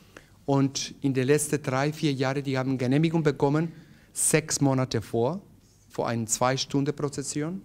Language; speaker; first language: German; non-native, learner; Spanish